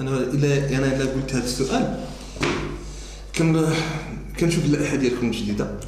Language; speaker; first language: Arabic; native; Arabic